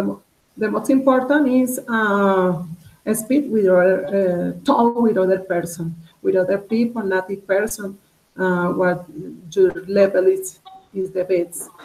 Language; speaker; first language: English; non-native, learner; Spanish